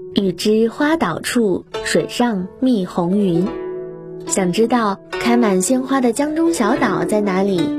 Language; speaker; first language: Chinese; native; Chinese